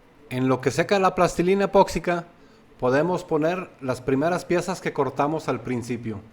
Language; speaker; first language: Spanish; native; Spanish